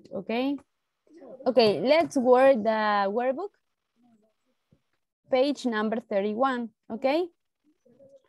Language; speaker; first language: English; non-native, learner; Spanish